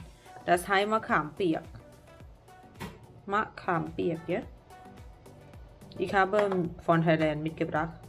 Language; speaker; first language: German; non-native, learner; Thai